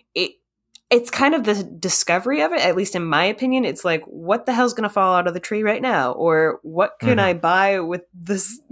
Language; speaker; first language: English; native; English